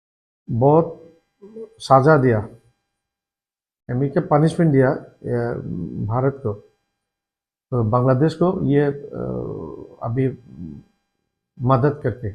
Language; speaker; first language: Hindi; non-native, learner; Bangla